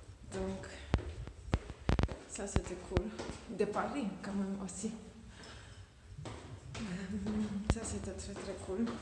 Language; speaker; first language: French; non-native, fluent; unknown